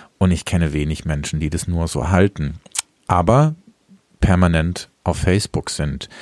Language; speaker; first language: German; native; German